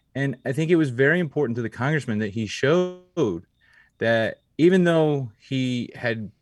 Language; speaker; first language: English; native; English